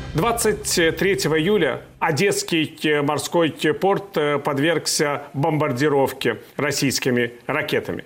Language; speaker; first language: Russian; native; Russian